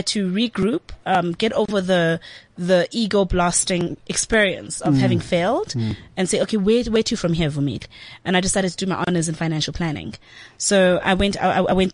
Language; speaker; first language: English; non-native, local second language; Zulu